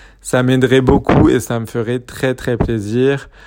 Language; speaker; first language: French; native; French